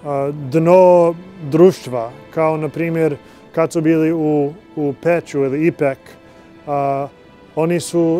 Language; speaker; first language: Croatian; non-native, learner; English